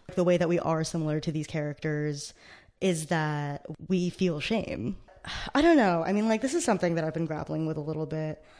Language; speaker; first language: English; native; English